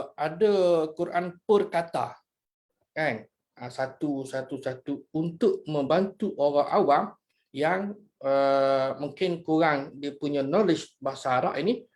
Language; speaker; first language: Malay; native; Malay